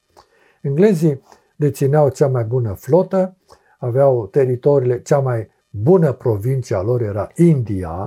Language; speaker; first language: Romanian; native; Romanian